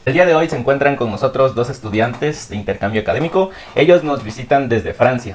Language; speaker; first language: Spanish; native; Spanish